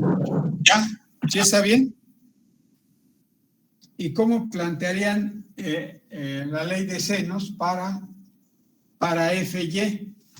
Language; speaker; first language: Spanish; native; Spanish